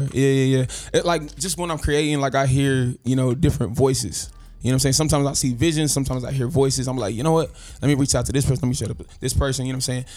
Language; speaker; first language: English; native; English